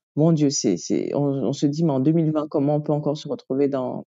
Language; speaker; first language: French; native; French